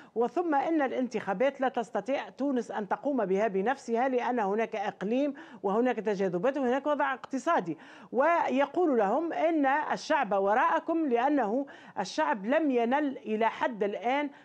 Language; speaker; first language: Arabic; native; Arabic